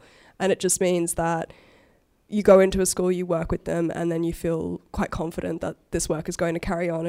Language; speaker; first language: English; native; English